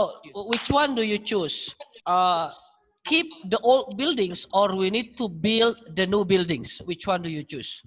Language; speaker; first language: English; non-native, learner; Indonesian